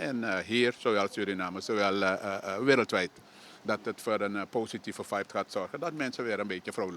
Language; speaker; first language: Dutch; native; Dutch